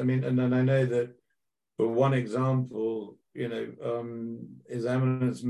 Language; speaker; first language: English; native; English